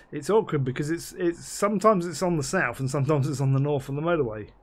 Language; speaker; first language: English; native; English